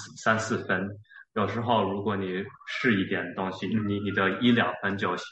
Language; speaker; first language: Chinese; early bilingual, heritage; Chinese